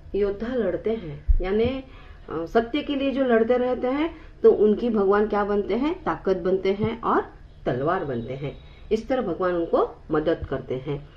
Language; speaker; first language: Hindi; non-native, local second language; Marathi